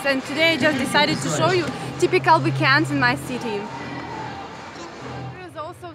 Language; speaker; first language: English; non-native, fluent; Ukrainian